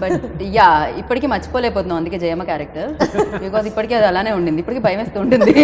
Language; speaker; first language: Telugu; native; Telugu